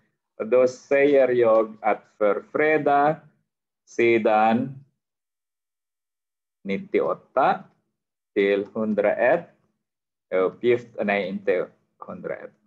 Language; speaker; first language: Swedish; non-native, fluent; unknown